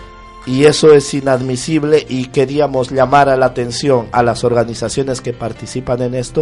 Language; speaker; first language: Spanish; native; Spanish